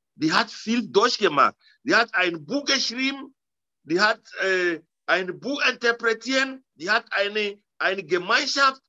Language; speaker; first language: German; non-native, learner; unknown